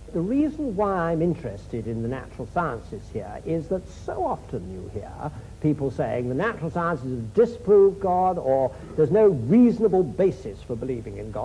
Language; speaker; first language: English; native; English